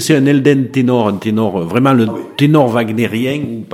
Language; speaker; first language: French; native; French